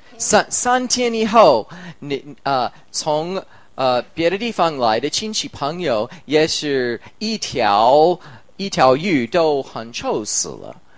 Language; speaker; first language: Chinese; non-native, fluent; English